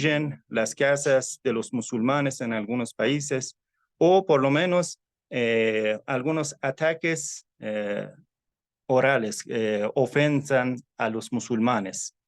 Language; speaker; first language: Spanish; non-native, fluent; Persian